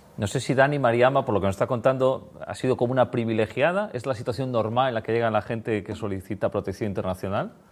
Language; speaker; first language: Spanish; native; Spanish